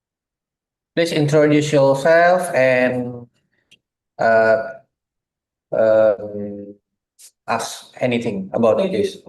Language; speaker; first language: English; non-native, learner; Indonesian